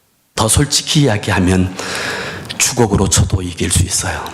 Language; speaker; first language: Korean; native; Korean